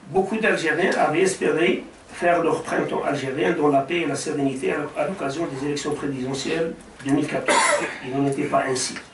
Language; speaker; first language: French; non-native, local second language; Arabic